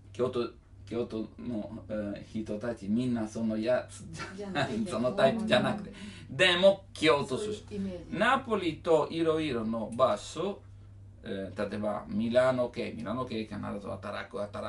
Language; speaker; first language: Japanese; non-native, learner; Italian